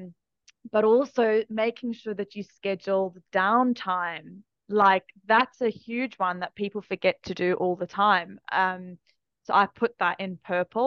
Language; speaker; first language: English; native; English